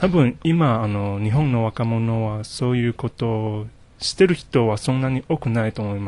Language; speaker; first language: Japanese; non-native, fluent; Chinese